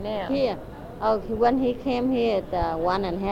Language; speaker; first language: English; non-native, learner; Vietnamese